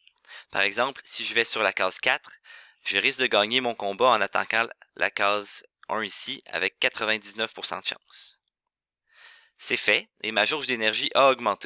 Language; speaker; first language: French; native; French